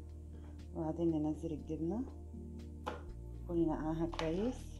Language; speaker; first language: Arabic; native; Arabic